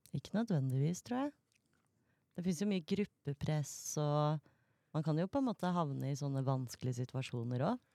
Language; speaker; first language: Norwegian; native; Norwegian